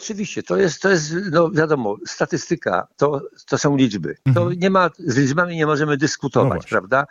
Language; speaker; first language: Polish; native; Polish